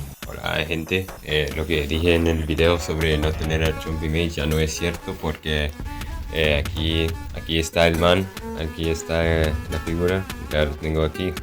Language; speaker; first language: Spanish; non-native, fluent; English